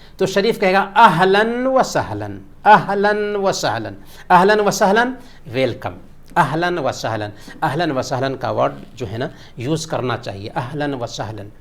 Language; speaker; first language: Urdu; native; Urdu